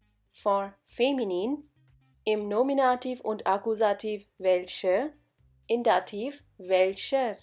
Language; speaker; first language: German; non-native, fluent; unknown